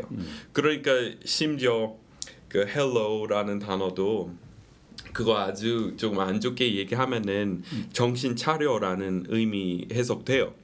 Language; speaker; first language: Korean; non-native, fluent; English